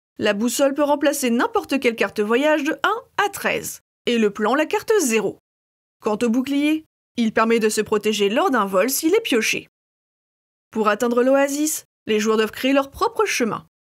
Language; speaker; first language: French; native; French